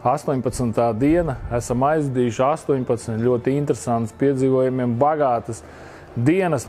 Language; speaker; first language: Latvian; native; Latvian